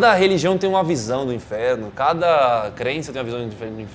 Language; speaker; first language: Portuguese; native; Portuguese